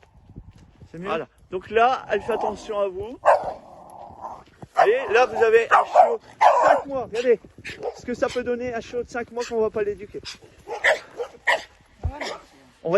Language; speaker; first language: French; native; French